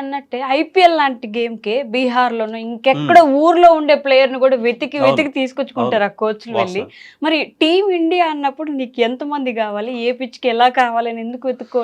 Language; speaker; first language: Telugu; native; Telugu